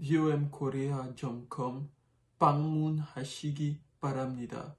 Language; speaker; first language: Korean; non-native, fluent; French